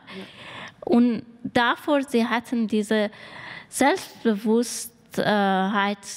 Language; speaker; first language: German; non-native, learner; Persian